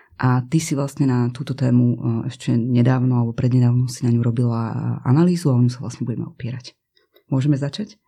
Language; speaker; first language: Slovak; native; Slovak